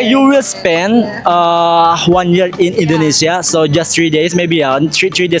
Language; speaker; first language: English; non-native, learner; Indonesian